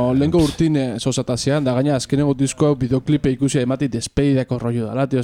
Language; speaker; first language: Basque; native; Basque